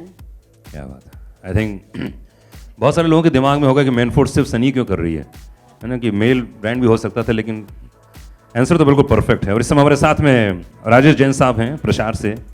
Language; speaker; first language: Hindi; native; Hindi